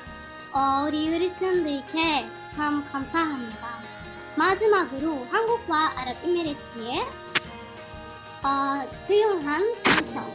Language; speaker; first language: Korean; non-native, fluent; Arabic